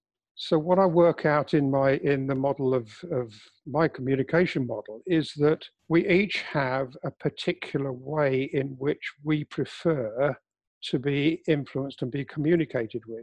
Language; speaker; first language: English; native; English